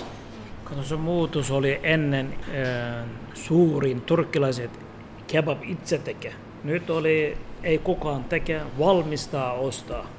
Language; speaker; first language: Finnish; non-native, learner; Turkish